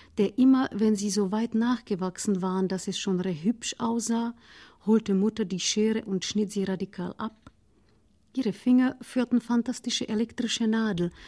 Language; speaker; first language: German; non-native, fluent; Czech